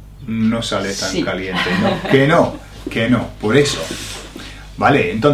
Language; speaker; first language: Spanish; non-native, fluent; English